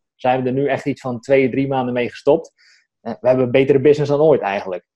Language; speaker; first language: Dutch; native; Dutch